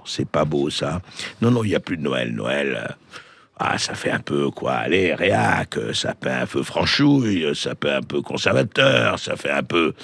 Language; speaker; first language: French; native; French